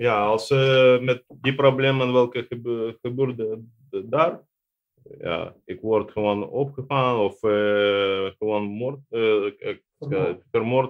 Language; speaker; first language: Dutch; non-native, learner; Russian